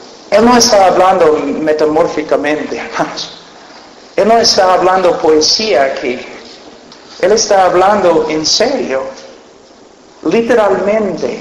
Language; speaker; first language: Spanish; non-native, fluent; English